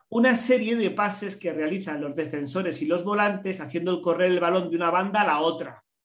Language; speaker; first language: Spanish; native; Spanish